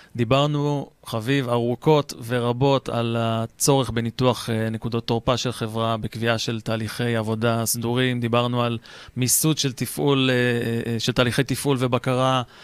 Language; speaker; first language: Hebrew; native; Hebrew